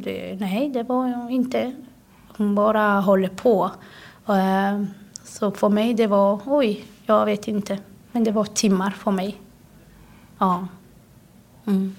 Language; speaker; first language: Swedish; non-native, fluent; Somali